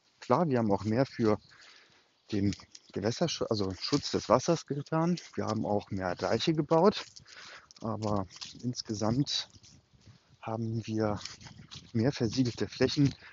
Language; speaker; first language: German; native; German